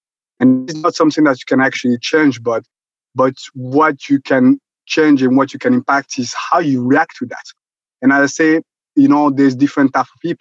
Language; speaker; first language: English; non-native, local second language; Kinyarwanda